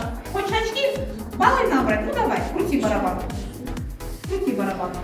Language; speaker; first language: Russian; non-native, local second language; Kazakh